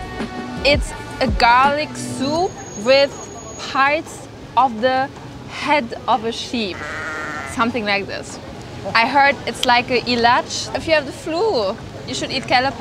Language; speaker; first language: English; non-native, fluent; German